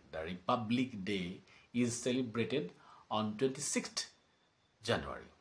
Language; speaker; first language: English; non-native, local second language; Assamese